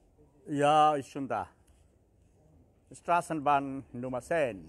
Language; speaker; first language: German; non-native, learner; Bangla